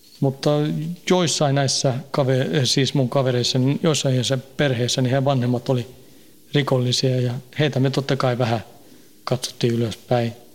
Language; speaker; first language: Finnish; early bilingual, heritage; Finnish